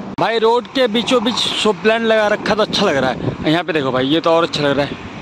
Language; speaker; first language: Hindi; native; Hindi